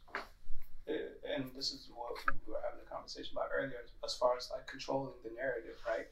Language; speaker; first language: English; early bilingual, other home language; Tigrinya